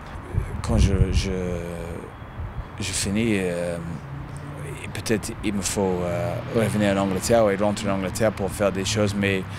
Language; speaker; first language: French; non-native, fluent; English